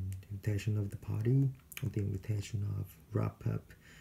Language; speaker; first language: English; non-native, fluent; Japanese